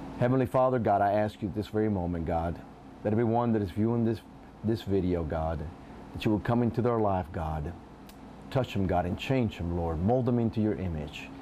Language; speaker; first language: English; native; English